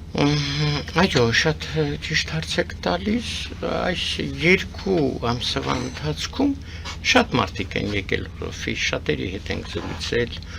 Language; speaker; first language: Armenian; early bilingual, heritage; Armenian